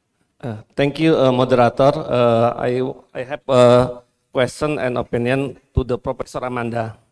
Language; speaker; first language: English; non-native, learner; Indonesian